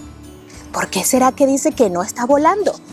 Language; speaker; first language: Spanish; native; Spanish